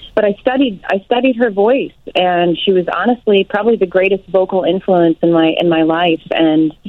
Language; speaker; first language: English; native; English